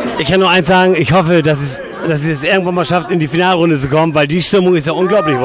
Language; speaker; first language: German; native; German